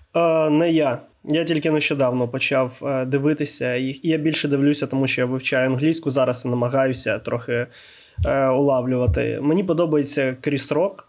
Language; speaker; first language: Ukrainian; non-native, local second language; Russian